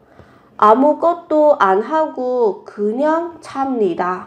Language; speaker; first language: Korean; non-native, fluent; Vietnamese